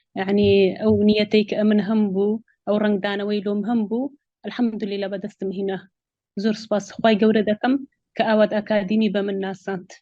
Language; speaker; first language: Central Kurdish; native; Central Kurdish